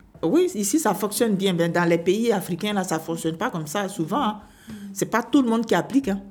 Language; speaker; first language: French; non-native, local second language; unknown